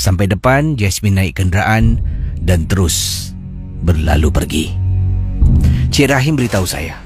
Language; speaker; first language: Malay; native; Malay